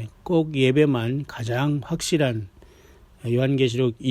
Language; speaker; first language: Korean; native; Korean